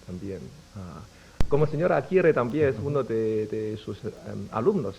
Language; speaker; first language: Spanish; non-native, fluent; Chinese